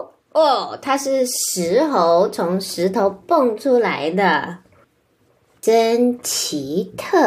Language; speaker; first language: Chinese; native; Chinese